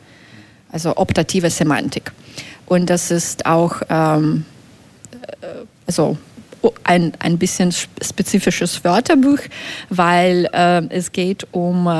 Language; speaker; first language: German; non-native, fluent; Belarusian